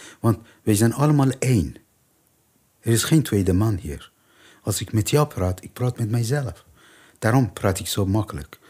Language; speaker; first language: Dutch; non-native, learner; Persian